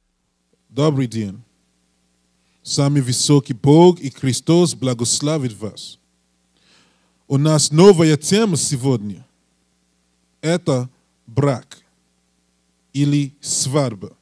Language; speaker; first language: Russian; non-native, learner; English